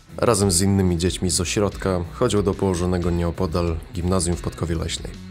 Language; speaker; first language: Polish; early bilingual, other home language; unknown